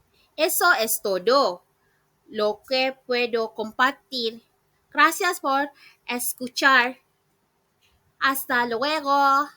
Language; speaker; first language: Spanish; non-native, learner; Malay